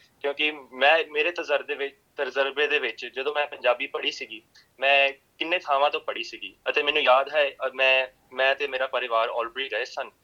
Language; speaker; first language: Punjabi; early bilingual, heritage; Punjabi